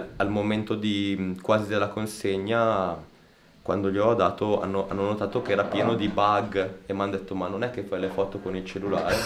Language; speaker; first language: Italian; native; Italian